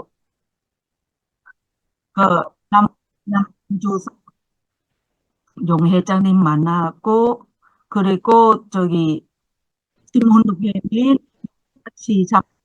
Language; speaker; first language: Korean; non-native, learner; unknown